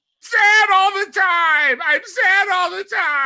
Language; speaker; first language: English; native; English